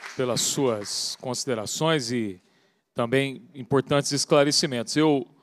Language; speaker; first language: Portuguese; native; Portuguese